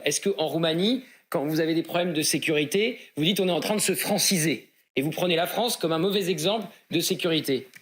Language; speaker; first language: French; native; French